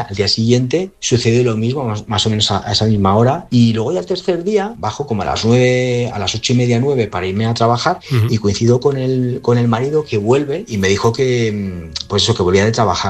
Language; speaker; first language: Spanish; native; Spanish